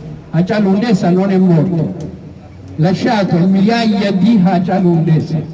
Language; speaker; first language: Italian; non-native, learner; Oromo